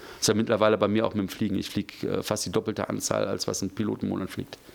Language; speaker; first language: German; native; German